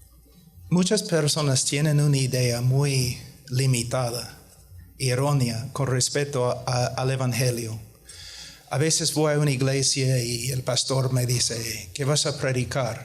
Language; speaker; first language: Spanish; non-native, fluent; English